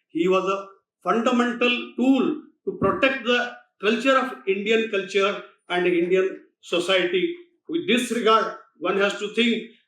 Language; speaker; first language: Marathi; non-native, local second language; Kannada